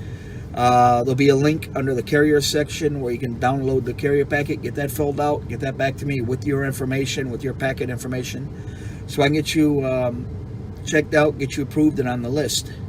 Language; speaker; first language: English; native; English